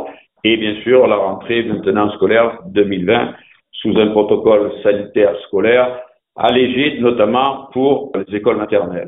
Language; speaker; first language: French; native; French